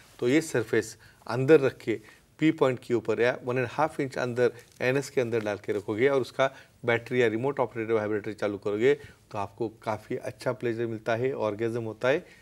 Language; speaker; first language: Hindi; non-native, local second language; Marathi